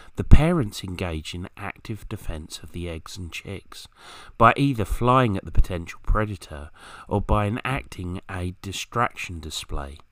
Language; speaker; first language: English; native; English